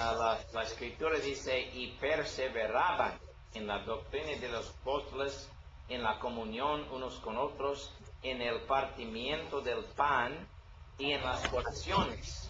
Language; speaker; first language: Spanish; non-native, learner; English